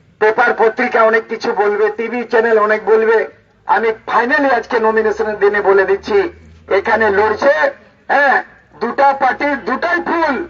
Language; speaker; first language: Bangla; non-native, local second language; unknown